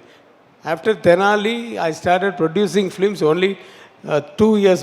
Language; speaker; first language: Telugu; non-native, learner; Tamil